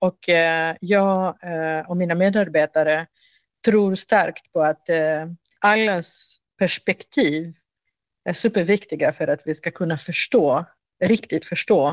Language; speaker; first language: Swedish; non-native, fluent; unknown